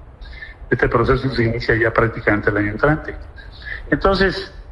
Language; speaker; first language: Spanish; native; Spanish